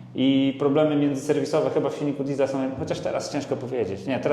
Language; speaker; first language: Polish; native; Polish